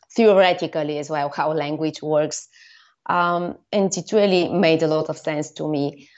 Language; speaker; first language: English; non-native, fluent; Bulgarian